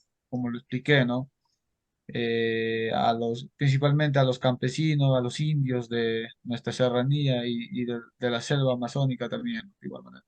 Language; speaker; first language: Spanish; native; Spanish